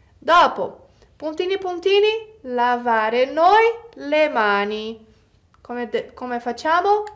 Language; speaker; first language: Italian; non-native, fluent; Portuguese